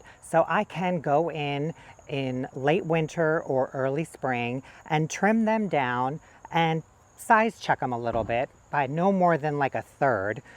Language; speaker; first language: English; native; English